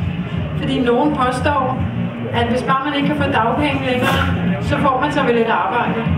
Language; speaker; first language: Danish; native; Danish